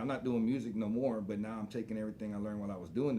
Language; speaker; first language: English; native; English